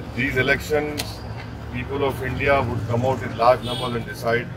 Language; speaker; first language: English; non-native, local second language; Urdu